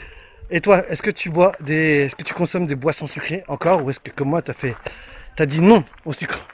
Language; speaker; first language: French; native; French